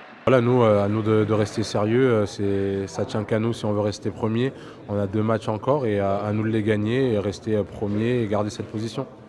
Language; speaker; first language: French; native; French